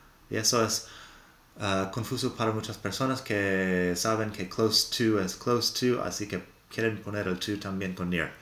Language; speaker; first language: Spanish; non-native, fluent; English